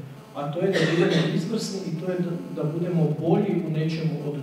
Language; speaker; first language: Croatian; native; Croatian